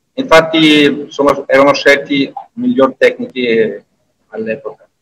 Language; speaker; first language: Italian; non-native, fluent; Russian